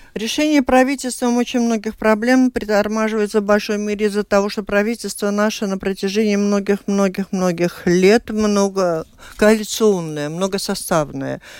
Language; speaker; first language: Russian; native; Russian